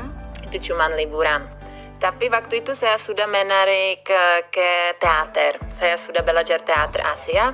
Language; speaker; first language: Indonesian; non-native, fluent; Czech